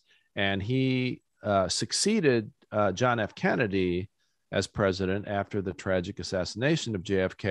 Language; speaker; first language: English; native; English